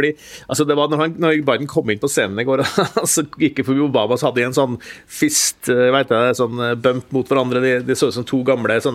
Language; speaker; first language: Norwegian; native; Norwegian